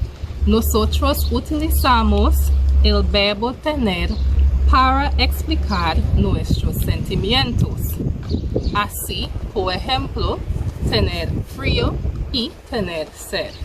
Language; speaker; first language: Spanish; non-native, fluent; English